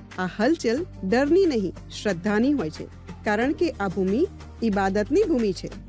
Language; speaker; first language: Gujarati; native; Gujarati